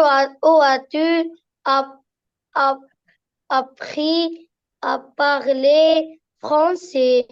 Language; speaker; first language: French; non-native, learner; Arabic